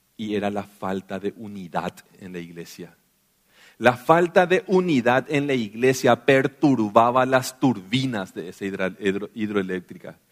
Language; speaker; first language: Spanish; native; Spanish